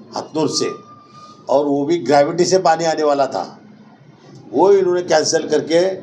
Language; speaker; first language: Hindi; non-native, local second language; Marathi